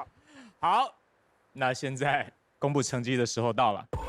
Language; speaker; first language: Chinese; native; Chinese